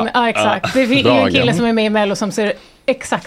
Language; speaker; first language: Swedish; native; Swedish